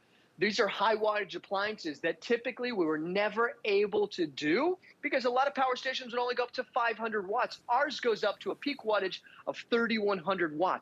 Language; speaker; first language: English; native; English